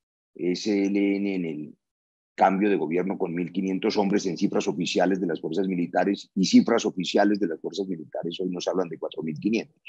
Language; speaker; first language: Spanish; native; Spanish